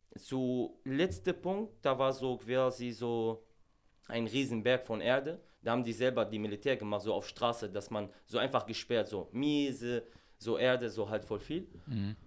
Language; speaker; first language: German; non-native, fluent; Arabic